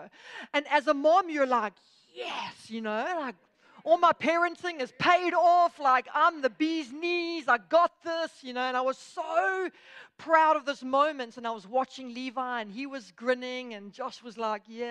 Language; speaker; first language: English; native; English